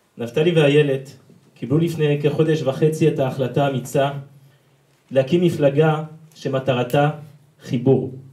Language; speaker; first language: Hebrew; non-native, fluent; French